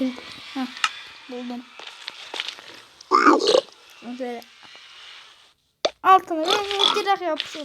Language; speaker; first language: Turkish; native; Turkish